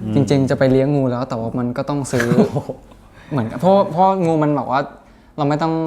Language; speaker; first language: Thai; native; Thai